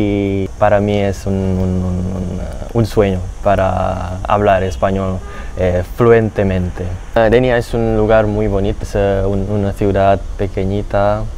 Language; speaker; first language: Spanish; non-native, learner; Indonesian